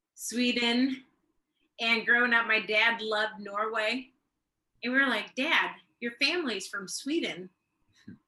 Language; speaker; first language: English; early bilingual, other home language; Swedish